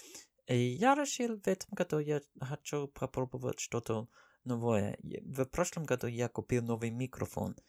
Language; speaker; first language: Russian; non-native, learner; English